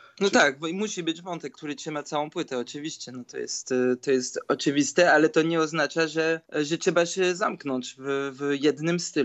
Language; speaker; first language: Polish; early bilingual, heritage; Polish